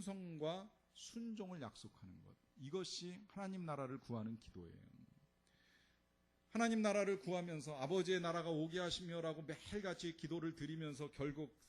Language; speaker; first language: Korean; native; Korean